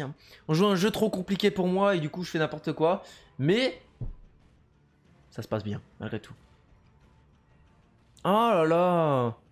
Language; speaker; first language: French; native; French